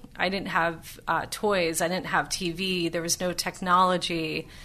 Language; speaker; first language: English; native; English